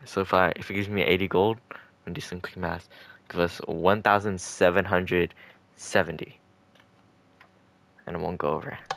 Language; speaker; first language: English; native; English